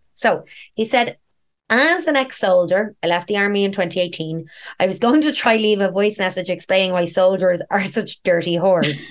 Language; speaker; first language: English; native; English